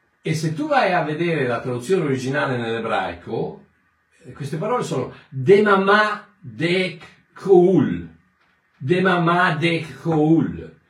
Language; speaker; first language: Italian; native; Italian